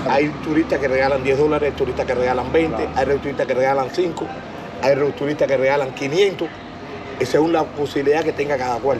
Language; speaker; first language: Spanish; native; Spanish